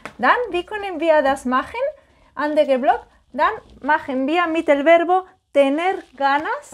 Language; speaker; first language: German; non-native, learner; Spanish